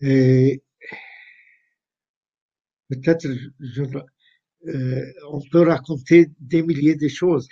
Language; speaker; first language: French; non-native, fluent; Arabic